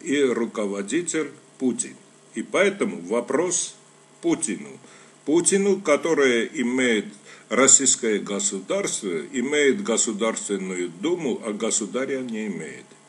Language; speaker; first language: Russian; non-native, local second language; Armenian